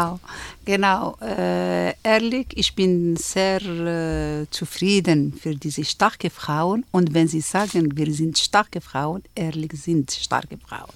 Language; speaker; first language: German; non-native, learner; Arabic